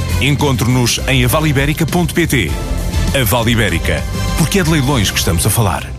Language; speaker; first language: Portuguese; native; Portuguese